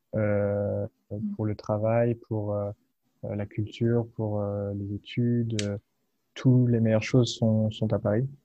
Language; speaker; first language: French; native; French